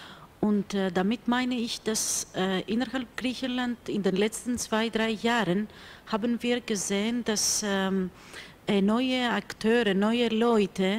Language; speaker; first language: German; non-native, fluent; Greek